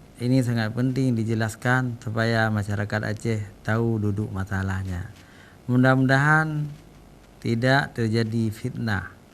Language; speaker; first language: Malay; non-native, local second language; Achinese